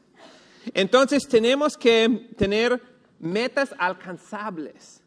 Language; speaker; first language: Spanish; non-native, fluent; English